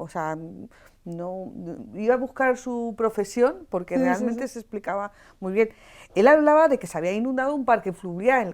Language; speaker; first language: Spanish; native; Spanish